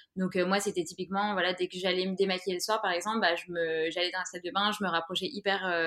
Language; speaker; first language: French; native; French